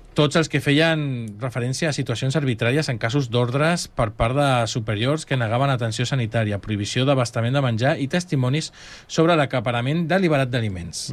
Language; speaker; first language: Catalan; native; Catalan